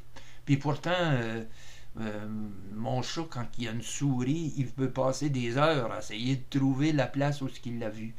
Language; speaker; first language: French; native; French